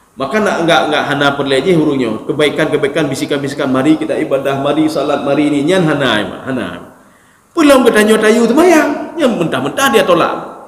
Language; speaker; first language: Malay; non-native, local second language; Achinese